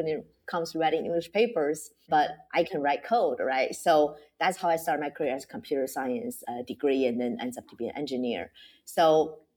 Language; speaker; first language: English; non-native, fluent; Chinese